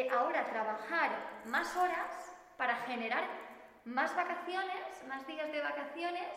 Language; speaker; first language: Spanish; native; Spanish